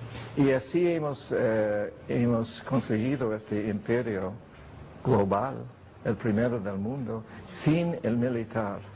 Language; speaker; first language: Spanish; non-native, fluent; English